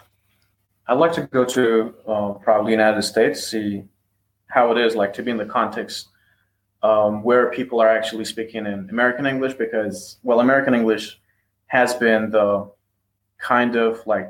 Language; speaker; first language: English; non-native, fluent; Persian